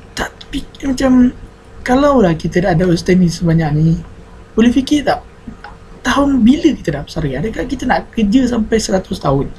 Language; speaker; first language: Malay; native; Malay